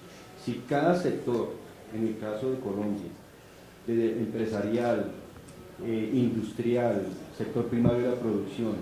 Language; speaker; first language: Spanish; native; Spanish